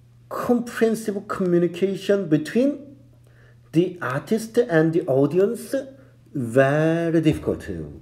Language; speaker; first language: English; non-native, fluent; Korean